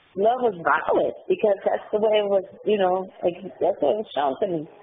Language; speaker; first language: English; native; English